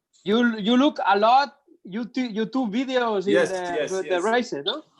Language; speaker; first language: English; non-native, learner; Spanish